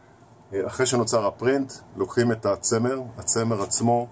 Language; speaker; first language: Hebrew; native; Hebrew